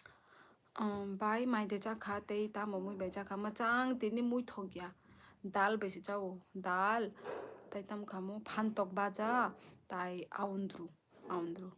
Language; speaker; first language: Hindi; non-native, local second language; Kok Borok